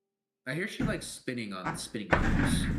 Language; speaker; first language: English; native; English